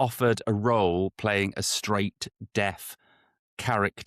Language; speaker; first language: English; native; English